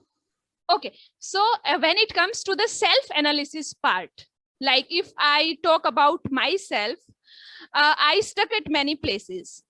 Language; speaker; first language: English; non-native, local second language; Hindi